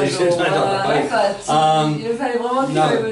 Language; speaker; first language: French; native; French